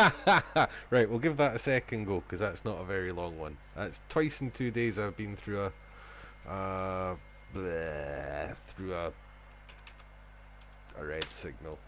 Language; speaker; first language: English; native; English